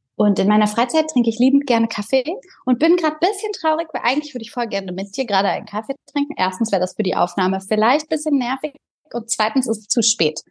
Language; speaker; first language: German; early bilingual, other home language; Bulgarian